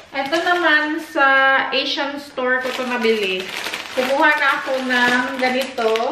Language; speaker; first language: Filipino; non-native, local second language; Cebuano